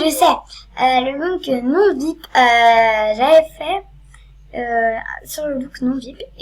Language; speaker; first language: French; native; French